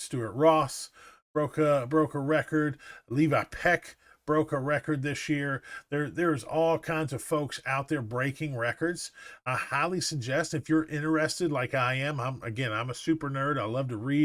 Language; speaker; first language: English; native; English